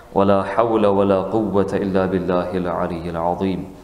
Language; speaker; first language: Arabic; non-native, fluent; English